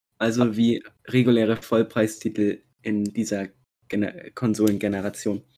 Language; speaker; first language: German; native; German